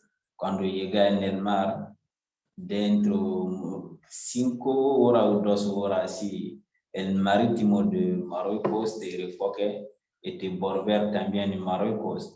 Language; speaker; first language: Spanish; non-native, learner; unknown